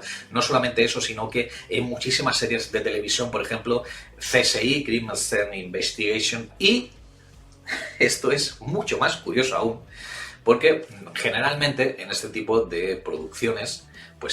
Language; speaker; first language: Spanish; native; Spanish